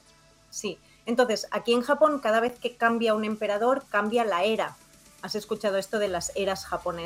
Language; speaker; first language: Spanish; native; Spanish